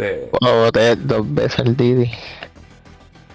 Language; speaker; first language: Spanish; native; Spanish